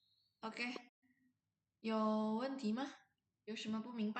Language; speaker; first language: Chinese; non-native, fluent; Indonesian